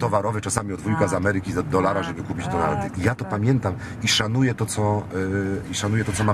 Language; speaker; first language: Polish; native; Polish